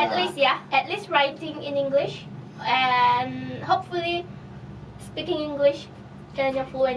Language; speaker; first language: English; non-native, fluent; Indonesian